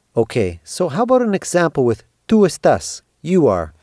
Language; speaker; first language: English; native; English